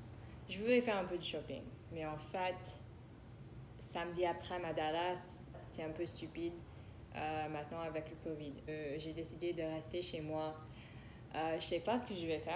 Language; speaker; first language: French; non-native, fluent; English